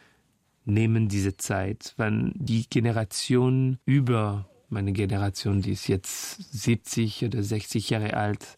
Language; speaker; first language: German; non-native, fluent; French